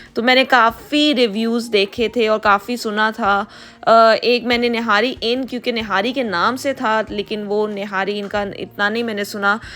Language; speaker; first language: Urdu; native; Urdu